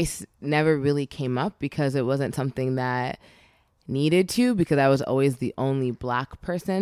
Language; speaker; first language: English; native; English